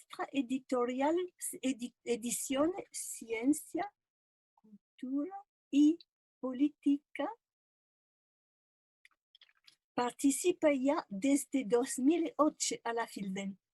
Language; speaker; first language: Spanish; non-native, fluent; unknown